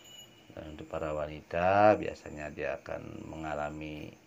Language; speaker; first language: Indonesian; native; Indonesian